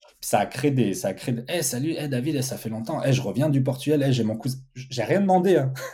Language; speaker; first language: French; early bilingual, other home language; Portuguese